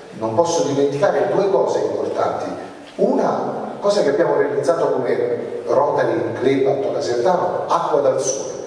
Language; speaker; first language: Italian; native; Italian